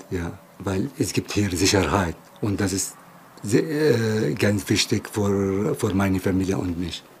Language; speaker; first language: German; non-native, learner; Arabic